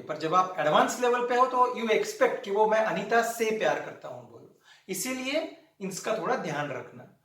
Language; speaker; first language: Hindi; non-native, local second language; Marathi